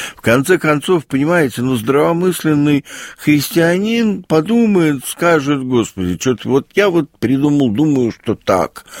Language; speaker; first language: Russian; native; Russian